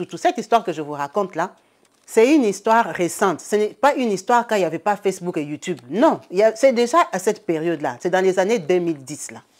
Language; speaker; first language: French; non-native, local second language; Lingala